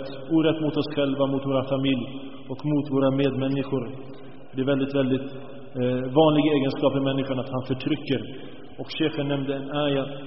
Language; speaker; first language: Swedish; early bilingual, other home language; Arabic